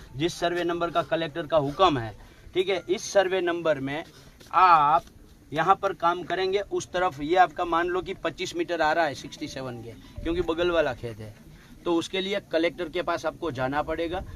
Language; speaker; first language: Hindi; non-native, local second language; Gujarati